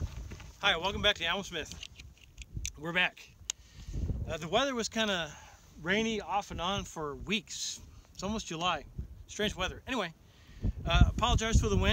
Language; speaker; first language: English; native; English